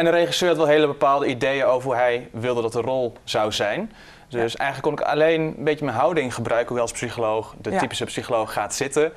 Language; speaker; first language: Dutch; native; Dutch